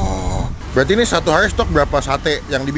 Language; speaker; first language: Indonesian; native; Indonesian